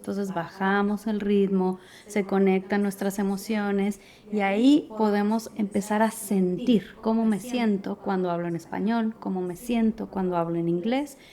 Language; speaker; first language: Spanish; native; Spanish